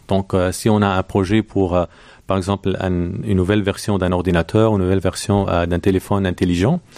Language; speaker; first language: French; non-native, local second language; Arabic